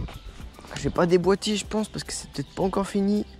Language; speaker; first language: French; native; French